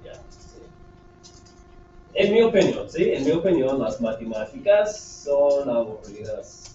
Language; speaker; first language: Spanish; non-native, fluent; English